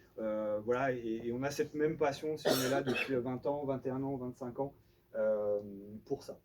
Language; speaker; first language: French; native; French